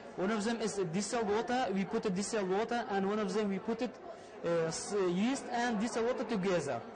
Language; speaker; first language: English; non-native, learner; Arabic